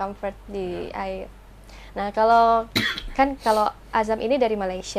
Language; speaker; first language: Indonesian; native; Indonesian